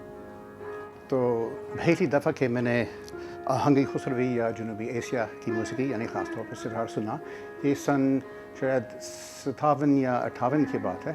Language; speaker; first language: Urdu; non-native, fluent; English